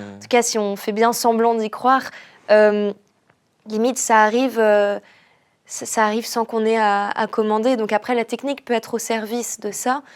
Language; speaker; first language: French; native; French